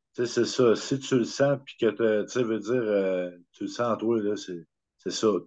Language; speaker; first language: French; native; French